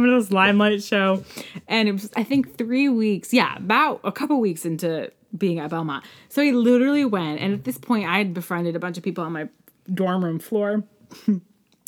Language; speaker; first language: English; native; English